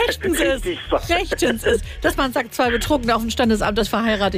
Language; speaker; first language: German; native; German